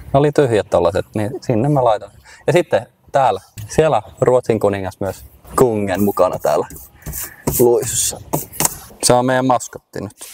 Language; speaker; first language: Finnish; early bilingual, heritage; Finnish